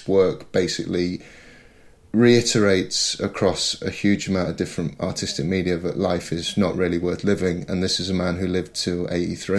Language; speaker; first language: English; native; English